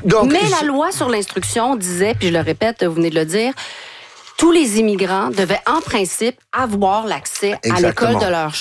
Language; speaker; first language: French; native; French